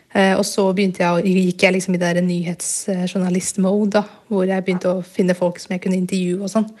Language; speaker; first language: Norwegian; early bilingual, other home language; Burmese